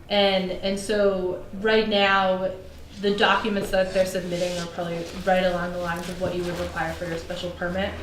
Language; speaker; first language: English; native; English